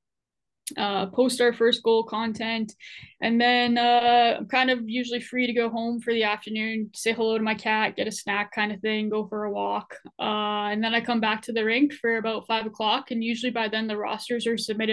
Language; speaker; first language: English; native; English